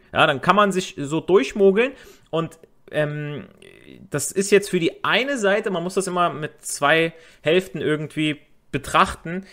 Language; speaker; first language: German; native; German